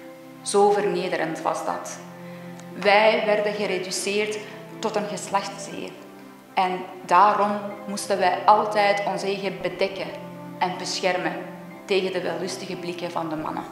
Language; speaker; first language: Dutch; non-native, fluent; Persian